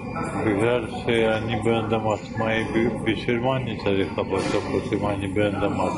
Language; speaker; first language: Hebrew; non-native, learner; Russian